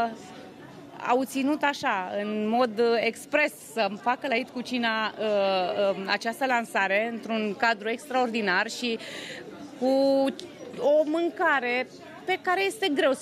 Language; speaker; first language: Romanian; native; Romanian